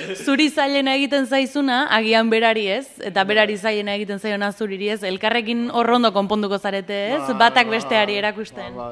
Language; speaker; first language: Basque; native; Basque